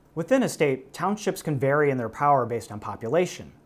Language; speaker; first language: English; native; English